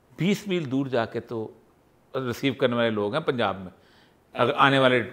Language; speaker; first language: Urdu; non-native, local second language; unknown